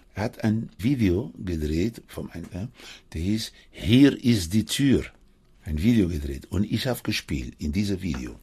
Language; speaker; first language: German; non-native, fluent; Spanish